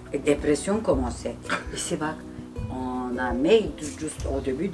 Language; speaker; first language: French; non-native, learner; Turkish